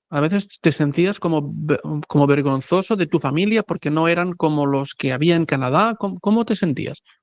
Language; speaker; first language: Spanish; native; Spanish